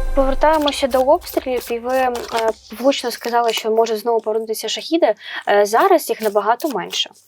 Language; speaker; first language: Ukrainian; native; Ukrainian